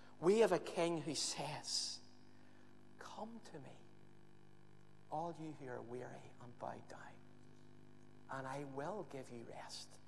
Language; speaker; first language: English; native; English